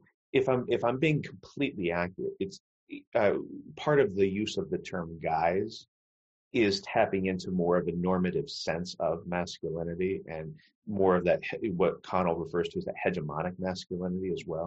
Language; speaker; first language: English; native; English